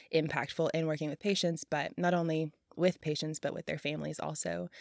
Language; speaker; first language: English; native; English